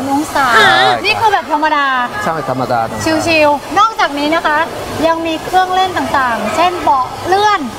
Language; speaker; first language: Thai; native; Thai